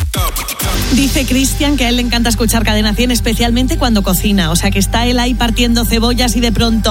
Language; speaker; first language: Spanish; native; Spanish